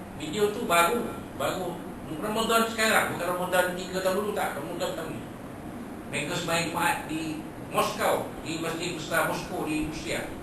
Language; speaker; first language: Malay; native; Malay